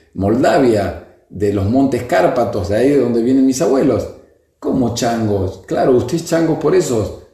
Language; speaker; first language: Spanish; native; Spanish